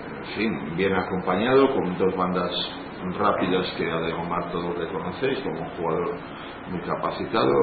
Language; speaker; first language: Spanish; native; Spanish